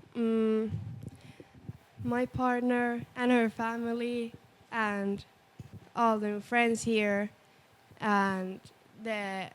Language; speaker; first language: English; non-native, fluent; Finnish